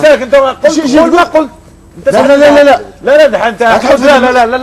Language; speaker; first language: Arabic; native; Arabic